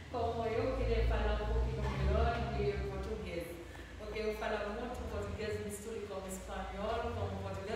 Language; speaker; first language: Portuguese; non-native, learner; Spanish